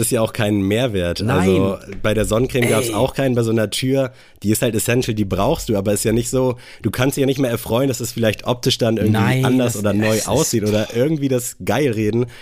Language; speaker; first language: German; native; German